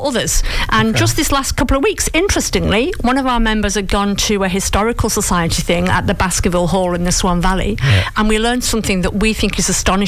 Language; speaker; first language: English; native; English